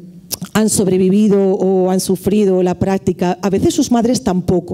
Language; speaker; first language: Spanish; native; Spanish